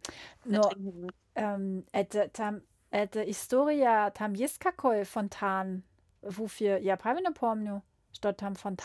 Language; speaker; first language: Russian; non-native, learner; German